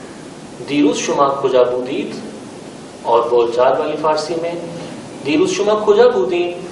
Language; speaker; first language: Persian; non-native, fluent; Urdu